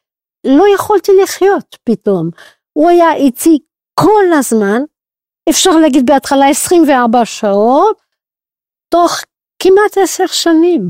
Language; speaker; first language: Hebrew; non-native, fluent; French